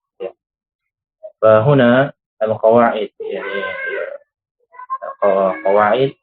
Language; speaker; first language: Arabic; non-native, fluent; Indonesian